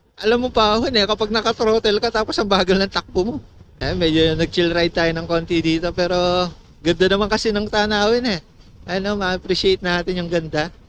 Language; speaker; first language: Filipino; non-native, local second language; Pampanga